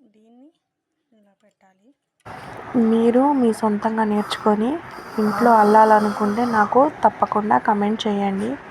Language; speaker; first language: Telugu; non-native, local second language; Urdu